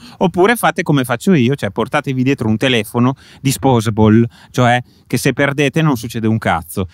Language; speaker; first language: Italian; native; Italian